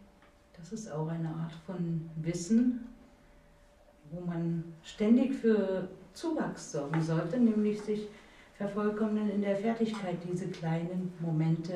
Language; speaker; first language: German; native; German